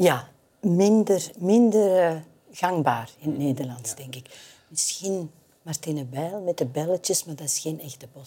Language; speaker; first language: Dutch; native; Dutch